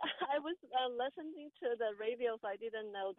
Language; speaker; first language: English; non-native, fluent; Chinese